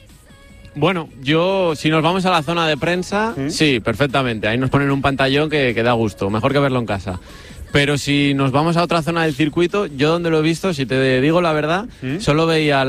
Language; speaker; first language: Spanish; native; Spanish